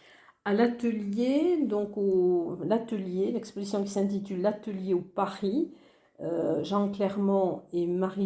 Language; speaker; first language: French; native; French